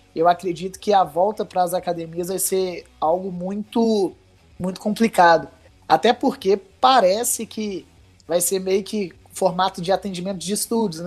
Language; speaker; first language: Portuguese; native; Portuguese